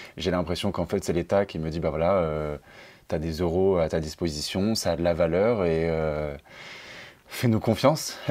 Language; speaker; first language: French; native; French